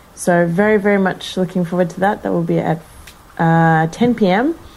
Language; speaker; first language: English; native; English